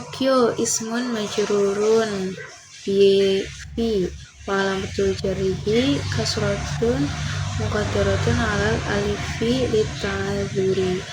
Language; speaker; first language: Arabic; non-native, learner; Indonesian